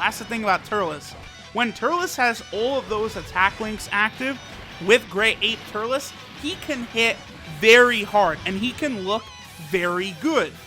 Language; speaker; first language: English; native; English